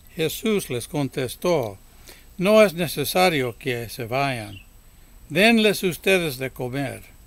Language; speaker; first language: Spanish; early bilingual, heritage; Spanish